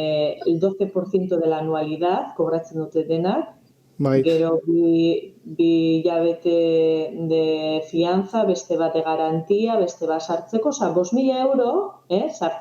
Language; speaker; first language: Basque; non-native, local second language; Spanish